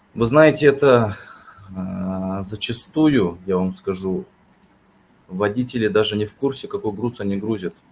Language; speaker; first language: Russian; native; Russian